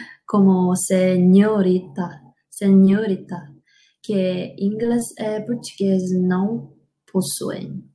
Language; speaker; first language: Portuguese; non-native, learner; Korean